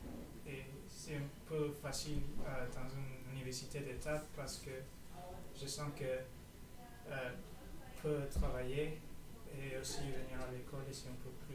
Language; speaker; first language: French; non-native, learner; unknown